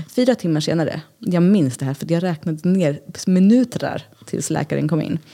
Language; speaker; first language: Swedish; early bilingual, other home language; Greek